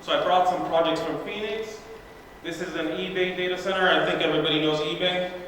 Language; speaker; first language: English; non-native, local second language; Arabic